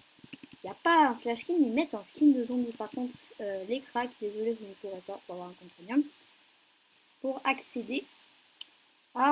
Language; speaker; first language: French; native; French